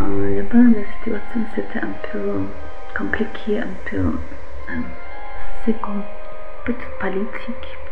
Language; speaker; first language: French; non-native, learner; Russian